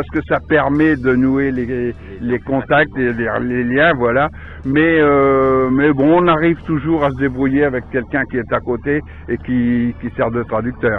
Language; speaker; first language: French; native; French